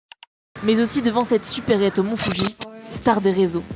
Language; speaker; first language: French; native; French